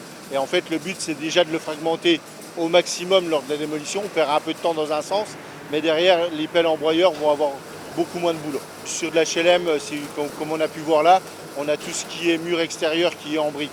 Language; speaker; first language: French; native; French